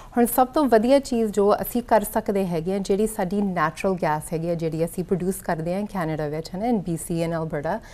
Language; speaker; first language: Punjabi; early bilingual, heritage; Punjabi